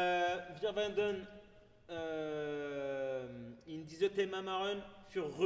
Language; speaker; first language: German; non-native, learner; French